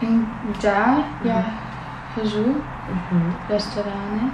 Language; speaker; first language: Russian; non-native, learner; English